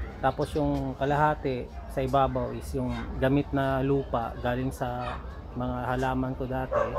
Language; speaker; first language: Filipino; non-native, local second language; Cebuano